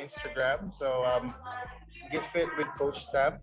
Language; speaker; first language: English; non-native, fluent; Uzbek